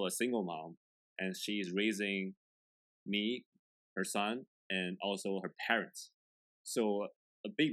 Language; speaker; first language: English; non-native, fluent; Chinese